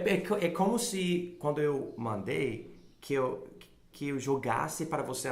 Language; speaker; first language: Portuguese; non-native, fluent; English